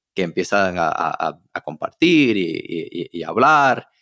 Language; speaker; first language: Spanish; early bilingual, heritage; Spanish